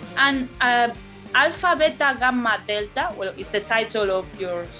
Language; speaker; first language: English; non-native, fluent; Spanish